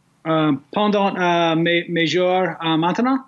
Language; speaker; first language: French; non-native, learner; English